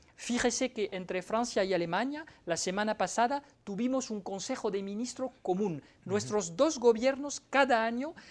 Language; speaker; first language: Spanish; non-native, fluent; French